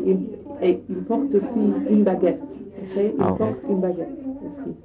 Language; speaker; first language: French; non-native, fluent; English